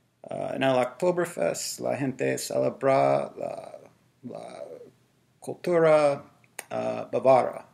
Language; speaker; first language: Spanish; non-native, learner; English